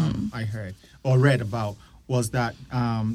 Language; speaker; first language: English; non-native, local second language; Akan